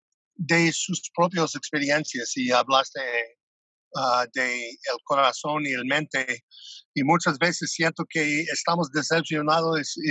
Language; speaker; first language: Spanish; non-native, fluent; English